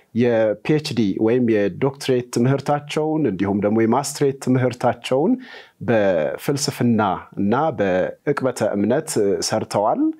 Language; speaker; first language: Amharic; native; Amharic